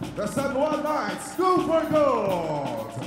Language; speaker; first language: English; non-native, local second language; Filipino